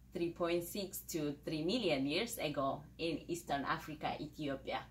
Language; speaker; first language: English; non-native, fluent; Amharic